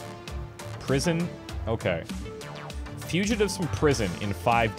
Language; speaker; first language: English; native; English